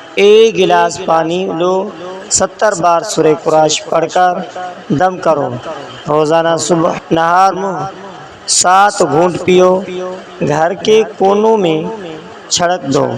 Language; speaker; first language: Urdu; native; Urdu